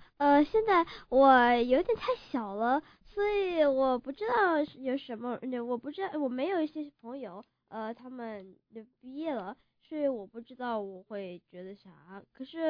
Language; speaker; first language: Chinese; early bilingual, heritage; Chinese